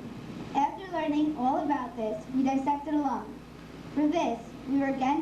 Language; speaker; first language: English; native; English